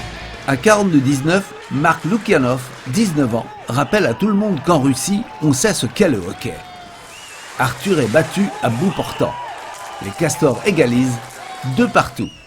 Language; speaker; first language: French; native; French